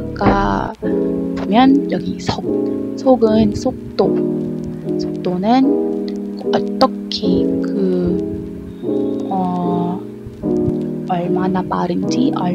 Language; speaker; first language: Korean; non-native, learner; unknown